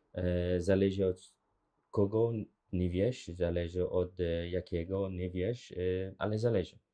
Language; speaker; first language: Polish; non-native, learner; Arabic